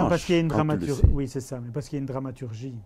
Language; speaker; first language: French; native; French